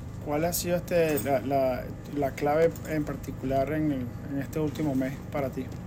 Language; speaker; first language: Spanish; native; Spanish